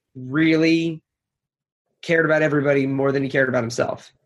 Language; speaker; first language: English; native; English